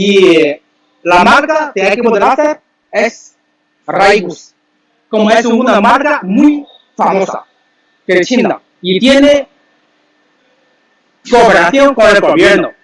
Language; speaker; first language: Spanish; non-native, learner; Chinese